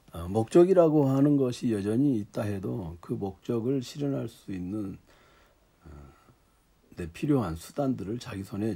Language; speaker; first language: Korean; native; Korean